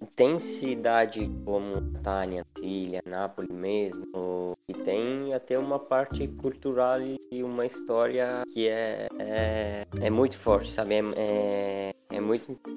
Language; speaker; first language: Portuguese; non-native, learner; Italian